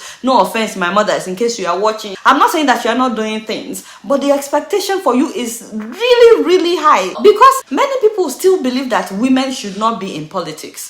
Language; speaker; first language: English; non-native, local second language; Yoruba